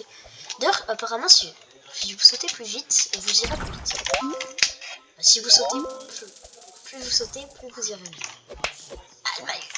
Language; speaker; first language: French; native; French